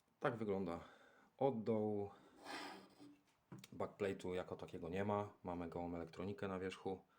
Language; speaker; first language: Polish; native; Polish